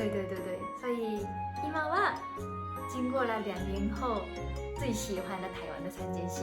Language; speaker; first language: Chinese; non-native, fluent; Japanese